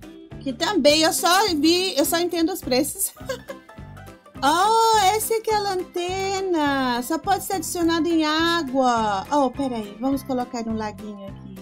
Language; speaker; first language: Portuguese; non-native, fluent; Spanish